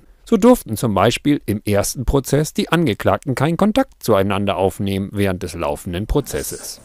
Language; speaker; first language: German; native; German